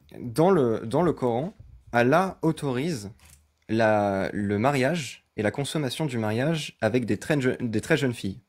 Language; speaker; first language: French; native; French